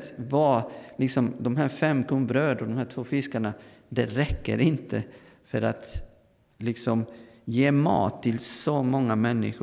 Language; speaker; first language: Swedish; non-native, fluent; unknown